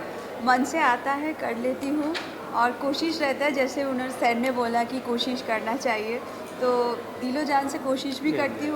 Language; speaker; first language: Hindi; non-native, local second language; Bangla